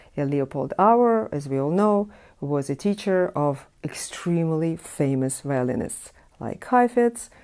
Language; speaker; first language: English; non-native, fluent; Russian